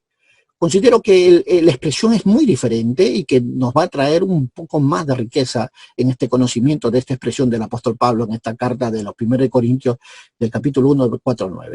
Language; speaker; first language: Spanish; native; Spanish